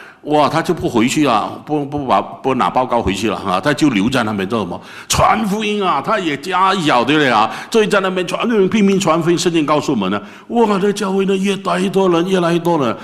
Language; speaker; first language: Chinese; native; Chinese